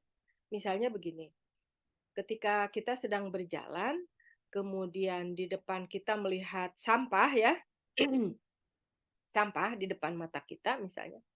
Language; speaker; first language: Indonesian; native; Indonesian